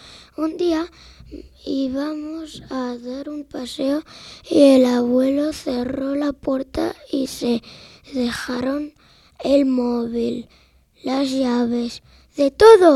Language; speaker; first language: Spanish; native; Spanish